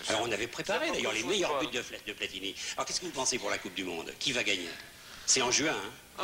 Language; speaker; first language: French; native; French